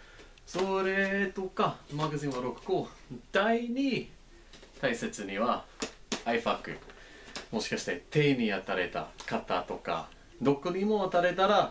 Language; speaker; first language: Japanese; non-native, learner; English